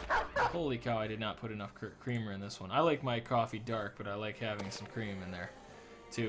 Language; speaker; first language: English; native; English